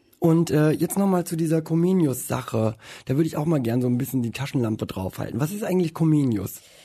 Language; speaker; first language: German; native; German